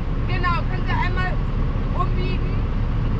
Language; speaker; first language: German; native; German